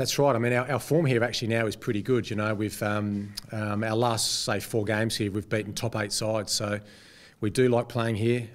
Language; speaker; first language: English; native; English